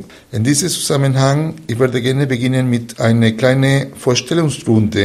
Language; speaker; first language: German; non-native, fluent; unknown